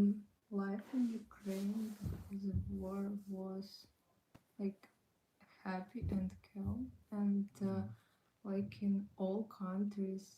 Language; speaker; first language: English; non-native, learner; Ukrainian